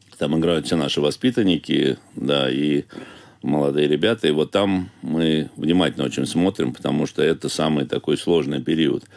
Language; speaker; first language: Russian; native; Russian